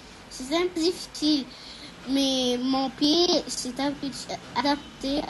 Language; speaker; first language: French; non-native, fluent; Arabic